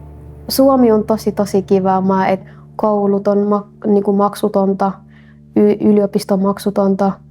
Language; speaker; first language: Finnish; non-native, learner; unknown